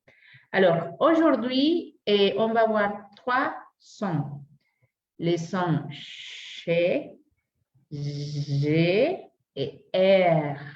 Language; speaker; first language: French; non-native, fluent; Spanish